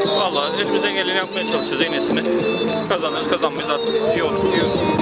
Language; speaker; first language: Turkish; native; Turkish